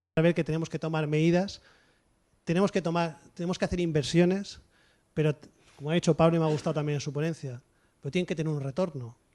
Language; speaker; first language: Spanish; native; Spanish